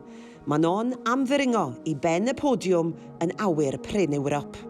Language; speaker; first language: Welsh; native; Welsh